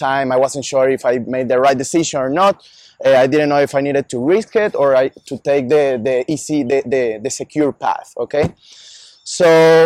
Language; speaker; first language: English; non-native, fluent; Spanish